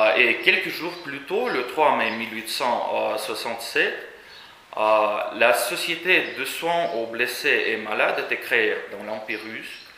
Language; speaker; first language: French; non-native, fluent; Russian